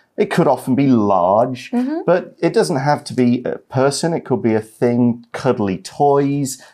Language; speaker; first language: English; native; English